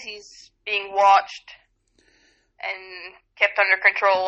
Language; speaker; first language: English; non-native, fluent; French